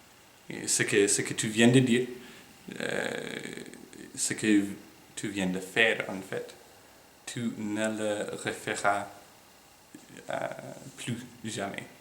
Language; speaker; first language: French; non-native, fluent; English